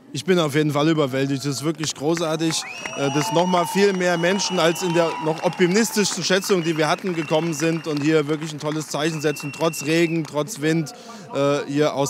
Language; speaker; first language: German; native; German